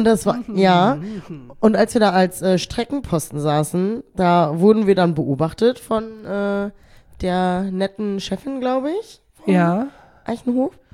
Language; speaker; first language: German; native; German